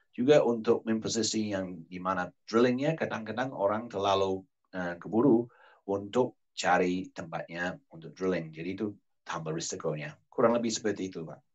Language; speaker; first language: Indonesian; non-native, fluent; English